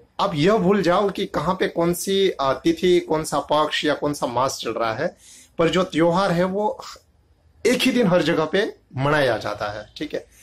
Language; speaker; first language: Hindi; non-native, local second language; Gujarati